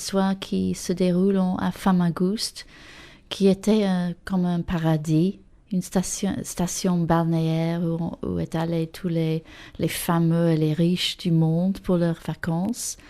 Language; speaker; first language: French; non-native, fluent; English